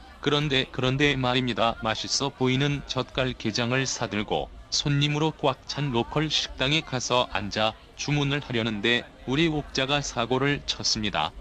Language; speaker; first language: Korean; native; Korean